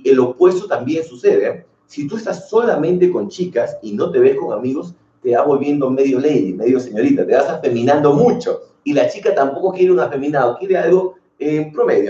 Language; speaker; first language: Spanish; native; Spanish